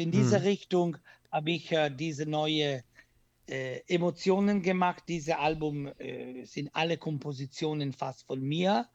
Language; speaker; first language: German; non-native, fluent; Italian